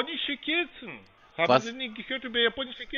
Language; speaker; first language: German; non-native, fluent; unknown